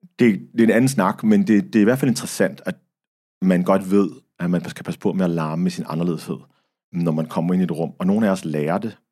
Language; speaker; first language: Danish; early bilingual, other home language; Arabic